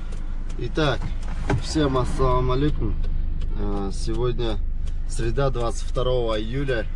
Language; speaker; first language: Russian; non-native, local second language; Kyrgyz